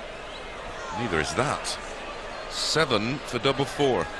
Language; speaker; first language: English; native; English